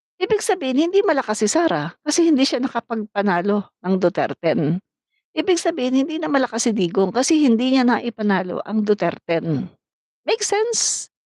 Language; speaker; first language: Filipino; non-native, local second language; Cebuano